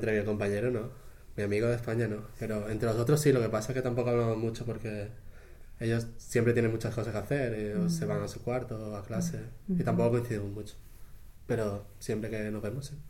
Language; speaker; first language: Spanish; native; Spanish